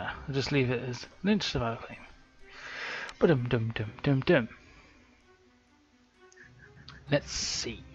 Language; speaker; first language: English; native; English